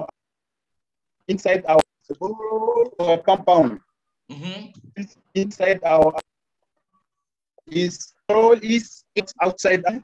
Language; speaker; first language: English; non-native, learner; French